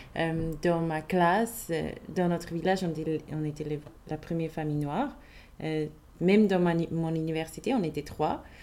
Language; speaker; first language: French; non-native, fluent; German